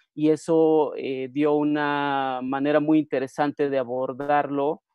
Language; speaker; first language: Spanish; non-native, local second language; Mixtepec Mixtec